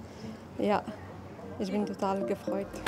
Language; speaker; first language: German; non-native, learner; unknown